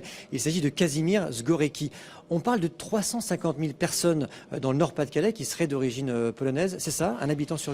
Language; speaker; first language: French; native; French